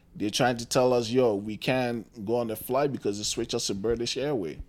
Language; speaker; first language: English; non-native, local second language; Akan